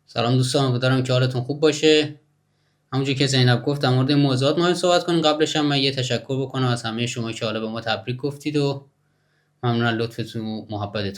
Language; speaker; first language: Persian; native; Persian